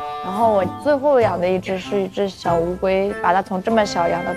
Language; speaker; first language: Chinese; native; Chinese